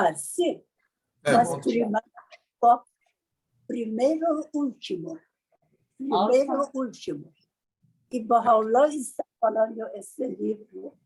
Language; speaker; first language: Portuguese; non-native, learner; Persian